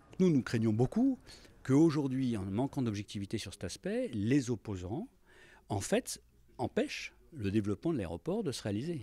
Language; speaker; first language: French; native; French